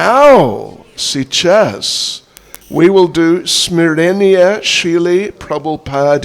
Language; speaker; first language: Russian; non-native, learner; English